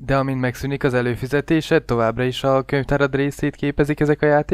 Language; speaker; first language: Hungarian; native; Hungarian